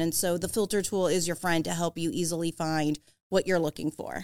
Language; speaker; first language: English; native; English